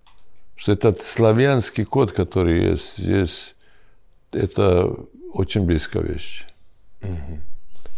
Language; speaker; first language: Russian; non-native, learner; Serbian